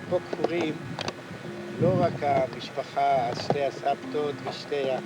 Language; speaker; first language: Hebrew; non-native, fluent; Yiddish